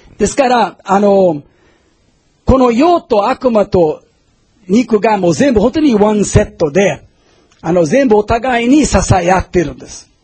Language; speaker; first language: Japanese; non-native, fluent; English